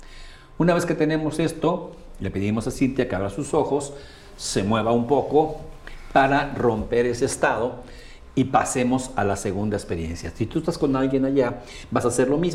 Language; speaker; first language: Spanish; native; Spanish